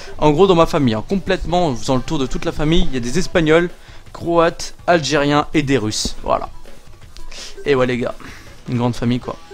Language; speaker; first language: French; native; French